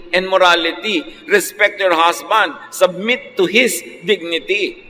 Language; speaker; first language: English; non-native, local second language; Filipino